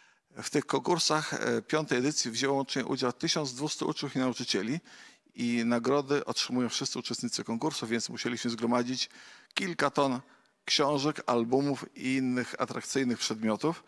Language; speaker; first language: Polish; native; Polish